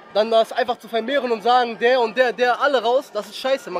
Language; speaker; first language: German; early bilingual, heritage; Arabic